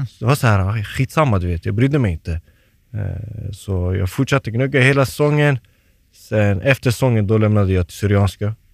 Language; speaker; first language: Swedish; early bilingual, other home language; Turoyo